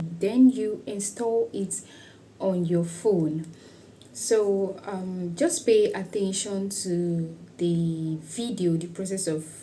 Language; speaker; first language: English; non-native, local second language; Igbo